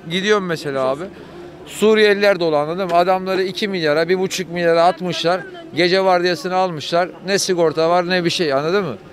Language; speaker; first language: Turkish; native; Turkish